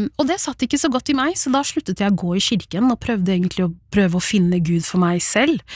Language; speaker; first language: Norwegian; early bilingual, other home language; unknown